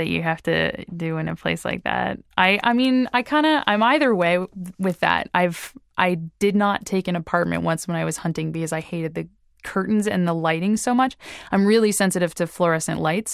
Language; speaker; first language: English; native; English